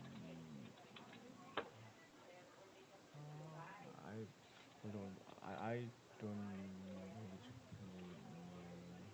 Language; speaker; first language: English; non-native, learner; Korean